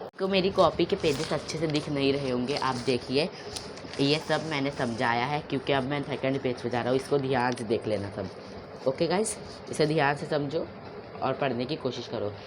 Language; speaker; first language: Hindi; non-native, local second language; Urdu